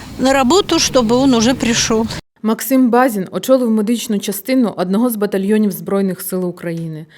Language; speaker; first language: Ukrainian; native; Ukrainian